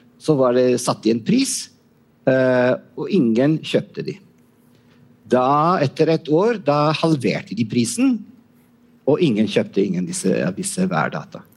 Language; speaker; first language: Norwegian; non-native, fluent; Italian